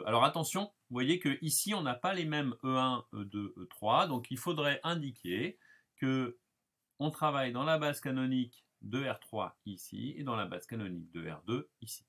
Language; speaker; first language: French; native; French